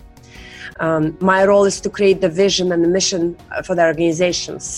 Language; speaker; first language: English; non-native, fluent; Russian